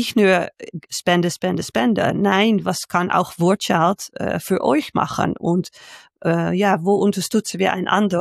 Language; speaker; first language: German; non-native, fluent; Dutch